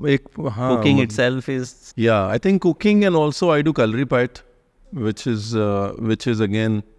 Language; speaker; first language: Hindi; native; Hindi